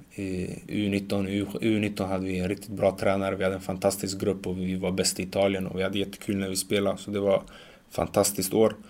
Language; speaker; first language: Swedish; early bilingual, other home language; Macedonian